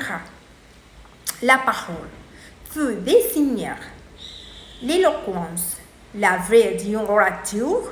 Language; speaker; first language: French; non-native, learner; Spanish